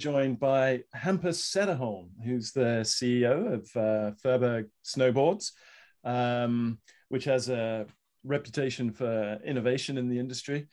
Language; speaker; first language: English; native; English